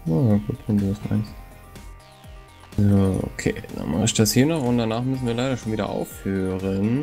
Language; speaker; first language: German; native; German